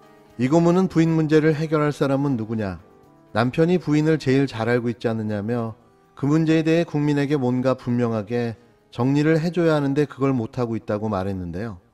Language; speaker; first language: Korean; native; Korean